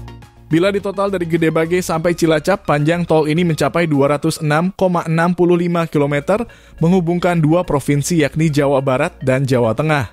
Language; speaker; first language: Indonesian; native; Indonesian